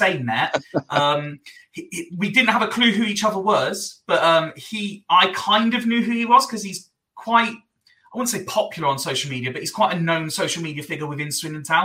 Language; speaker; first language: English; native; English